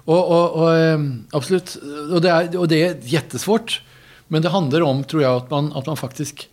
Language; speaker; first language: Swedish; native; Swedish